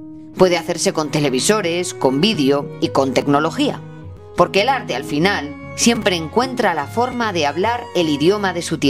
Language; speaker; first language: Spanish; native; Spanish